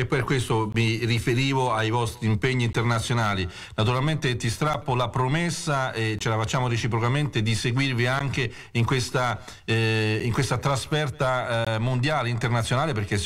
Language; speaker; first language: Italian; native; Italian